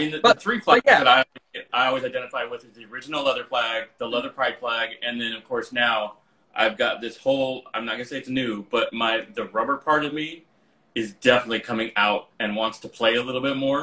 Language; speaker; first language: English; native; English